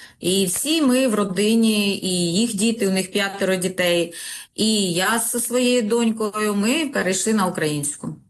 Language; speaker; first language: Ukrainian; non-native, local second language; Russian